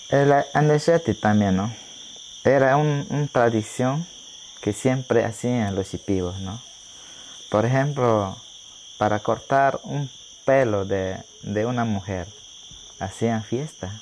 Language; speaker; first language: Spanish; non-native, local second language; Shipibo-Conibo